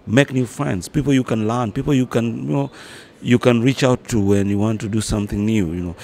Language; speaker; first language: English; non-native, local second language; Luo (Kenya and Tanzania)